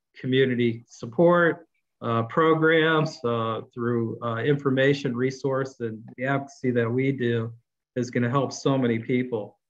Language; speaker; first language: English; native; English